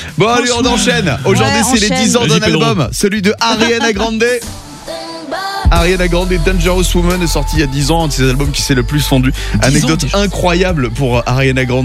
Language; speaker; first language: French; native; French